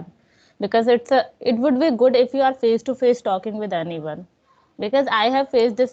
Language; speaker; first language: English; non-native, local second language; Hindi